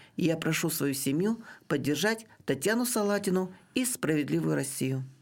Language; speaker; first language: Russian; non-native, local second language; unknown